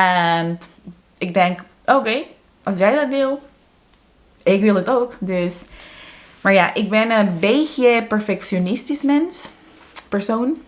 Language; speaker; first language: Dutch; non-native, fluent; Spanish